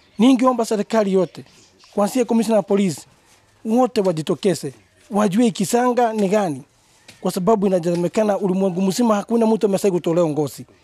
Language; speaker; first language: Swahili; non-native, local second language; Kikuyu